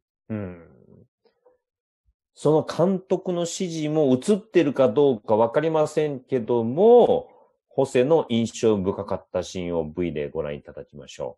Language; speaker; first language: Japanese; native; Japanese